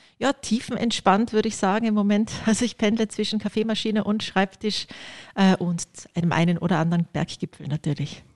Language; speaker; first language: German; early bilingual, other home language; Polish